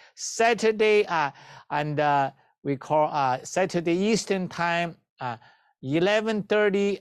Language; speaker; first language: English; non-native, learner; Chinese